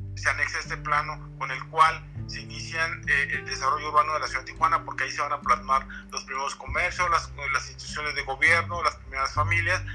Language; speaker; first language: Spanish; native; Spanish